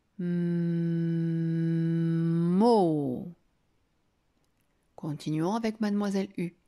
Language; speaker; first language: French; native; French